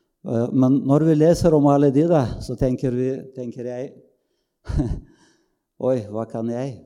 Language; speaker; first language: Norwegian; non-native, fluent; Bulgarian